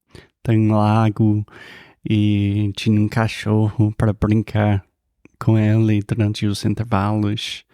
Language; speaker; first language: Portuguese; non-native, fluent; English